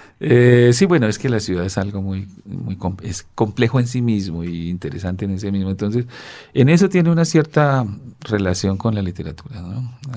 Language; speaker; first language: Spanish; native; Spanish